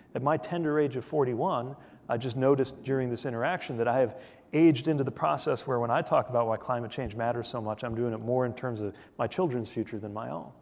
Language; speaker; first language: English; native; English